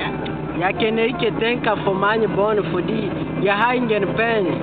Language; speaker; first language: Danish; non-native, learner; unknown